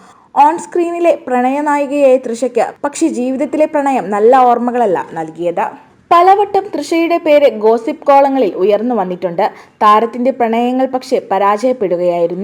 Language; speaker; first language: Malayalam; native; Malayalam